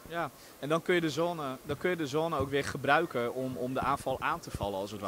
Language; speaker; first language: Dutch; native; Dutch